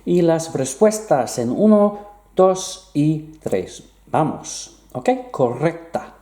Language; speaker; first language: Spanish; non-native, fluent; English